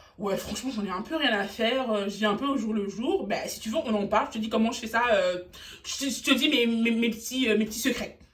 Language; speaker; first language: French; early bilingual, other home language; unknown